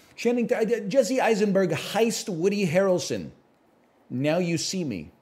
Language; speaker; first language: English; native; English